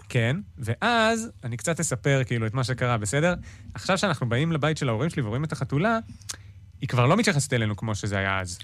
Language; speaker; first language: Hebrew; native; Hebrew